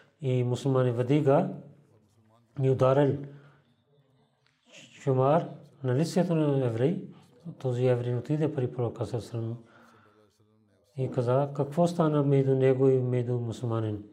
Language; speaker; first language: Bulgarian; non-native, learner; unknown